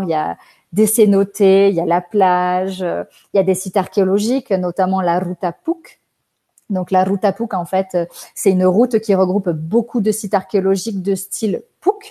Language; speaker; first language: French; native; French